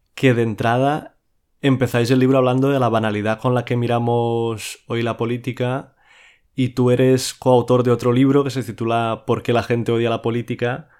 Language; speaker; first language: Spanish; non-native, local second language; Catalan